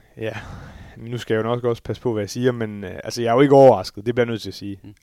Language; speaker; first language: Danish; native; Danish